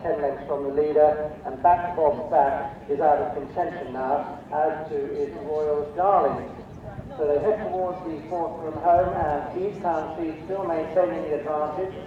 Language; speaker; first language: English; native; English